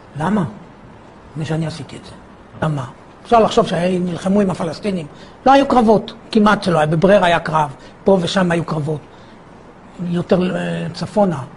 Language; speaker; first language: Hebrew; native; Hebrew